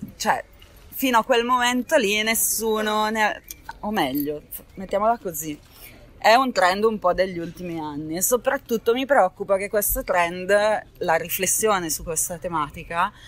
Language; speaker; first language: Italian; native; Italian